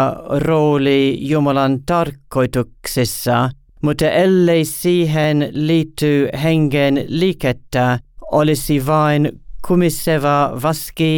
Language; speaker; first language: Finnish; non-native, learner; English